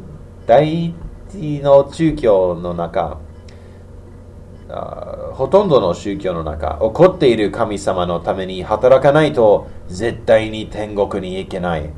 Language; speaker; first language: Japanese; non-native, learner; English